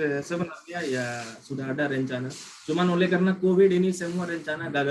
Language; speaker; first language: Indonesian; non-native, fluent; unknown